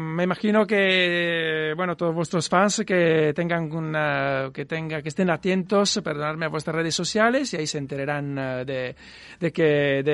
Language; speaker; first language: Spanish; non-native, fluent; Italian